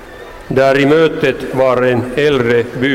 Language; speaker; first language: Swedish; non-native, local second language; Finnish